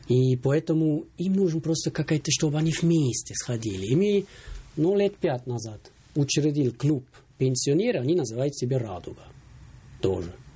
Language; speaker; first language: Russian; non-native, fluent; Swiss German